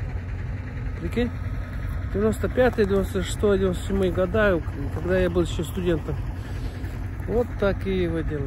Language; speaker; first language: Russian; native; Russian